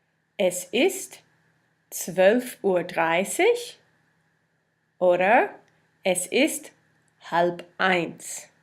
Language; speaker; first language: German; non-native, fluent; English